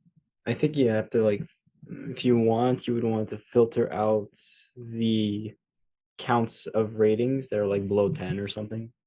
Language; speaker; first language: English; native; English